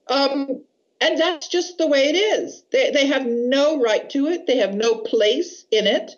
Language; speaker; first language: English; native; English